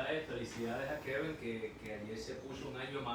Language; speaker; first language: Spanish; native; Spanish